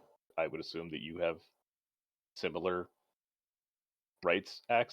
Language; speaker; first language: English; native; English